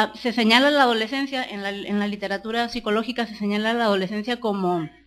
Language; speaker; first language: Spanish; native; Spanish